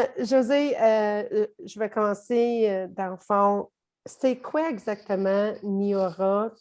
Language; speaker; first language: French; native; French